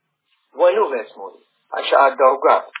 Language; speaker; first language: Romanian; non-native, learner; English